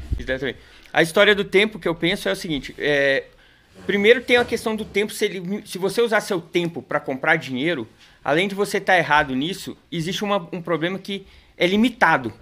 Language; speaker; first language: Portuguese; native; Portuguese